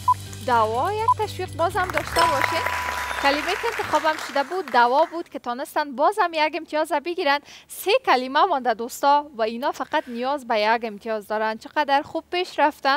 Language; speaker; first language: Persian; native; Persian